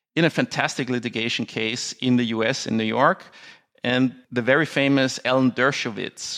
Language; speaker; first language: English; non-native, fluent; German